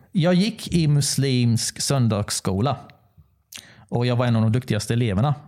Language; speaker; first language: Swedish; early bilingual, other home language; Bosnian